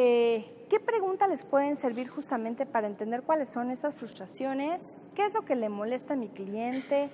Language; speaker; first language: Spanish; native; Spanish